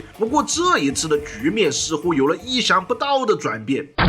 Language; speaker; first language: Chinese; native; Chinese